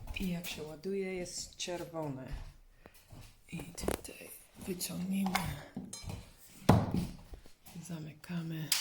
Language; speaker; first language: Polish; non-native, learner; English